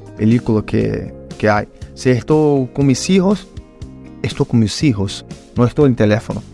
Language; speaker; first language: Spanish; non-native, learner; Portuguese